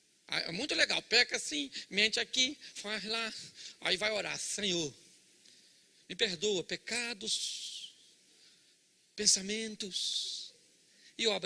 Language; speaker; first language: Portuguese; native; Portuguese